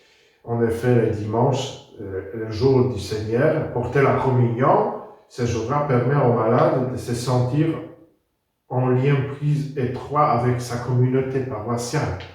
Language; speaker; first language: French; non-native, fluent; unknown